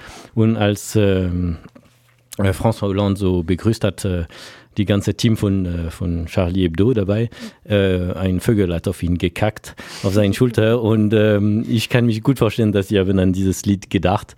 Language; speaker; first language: German; non-native, fluent; French